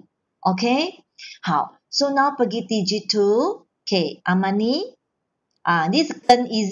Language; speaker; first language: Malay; non-native, fluent; Chinese